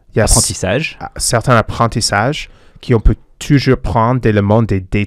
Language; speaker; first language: French; non-native, fluent; English